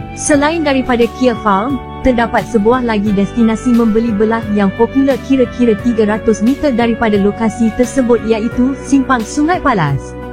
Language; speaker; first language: Malay; native; Malay